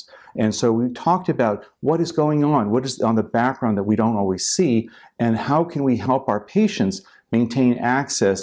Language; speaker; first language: English; native; English